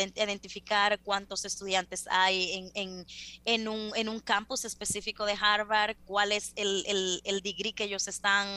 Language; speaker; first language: Spanish; native; Spanish